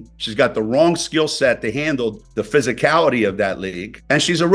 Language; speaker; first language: English; native; English